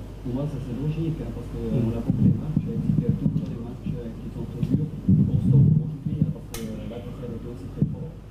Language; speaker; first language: French; non-native, fluent; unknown